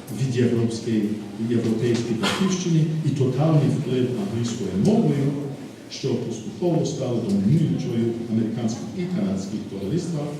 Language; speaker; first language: Ukrainian; non-native, fluent; English